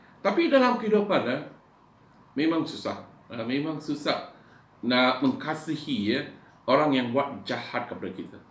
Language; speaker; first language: Malay; non-native, local second language; Iban